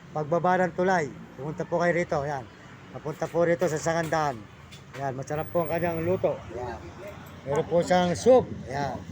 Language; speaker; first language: Filipino; native; Filipino